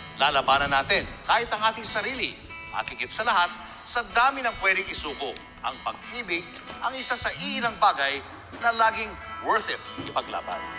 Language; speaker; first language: Filipino; native; Filipino